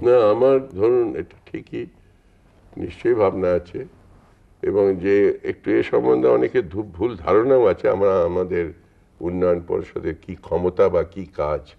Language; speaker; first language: Bangla; native; Bangla